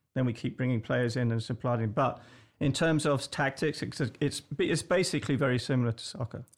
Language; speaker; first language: English; native; English